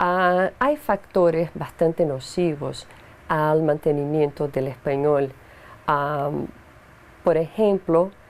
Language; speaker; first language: Spanish; non-native, fluent; Portuguese